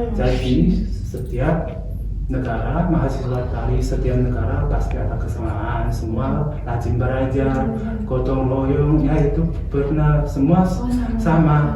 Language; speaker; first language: Indonesian; non-native, fluent; Chinese